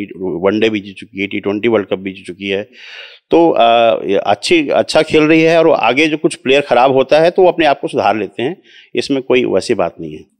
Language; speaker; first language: Hindi; native; Hindi